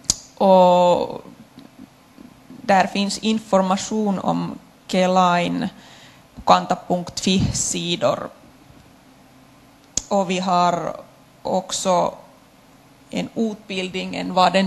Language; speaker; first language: Swedish; non-native, local second language; Finnish